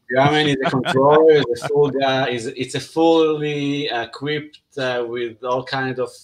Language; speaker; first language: English; non-native, fluent; Hebrew